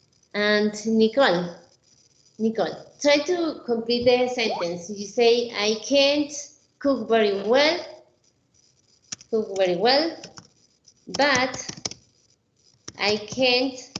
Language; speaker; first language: English; non-native, fluent; Spanish